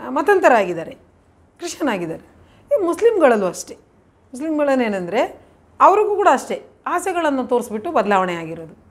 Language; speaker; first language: Kannada; non-native, local second language; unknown